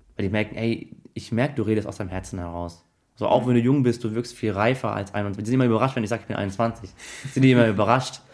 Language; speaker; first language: German; early bilingual, other home language; Arabic